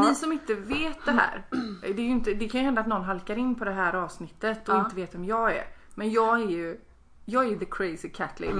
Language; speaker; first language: Swedish; native; Swedish